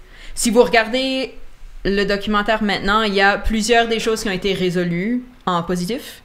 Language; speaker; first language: French; native; French